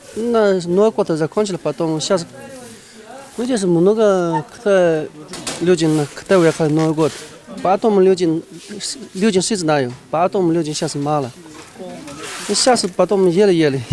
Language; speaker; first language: Russian; non-native, local second language; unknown